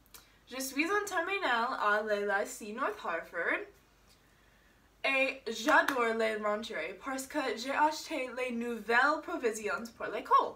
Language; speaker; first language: French; non-native, learner; English